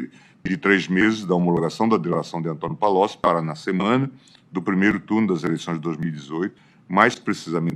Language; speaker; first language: Portuguese; native; Portuguese